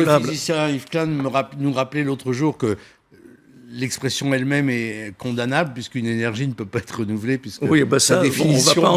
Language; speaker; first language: French; native; French